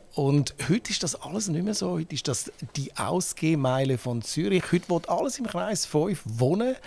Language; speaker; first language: German; native; German